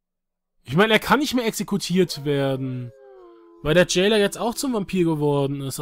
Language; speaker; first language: German; native; German